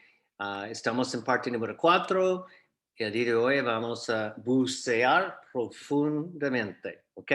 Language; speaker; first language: Spanish; non-native, fluent; English